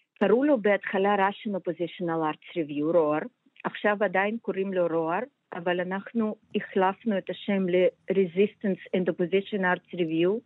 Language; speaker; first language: Hebrew; non-native, fluent; Russian